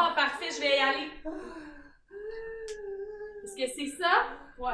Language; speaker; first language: French; native; French